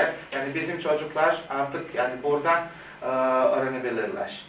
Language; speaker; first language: Turkish; non-native, fluent; Bosnian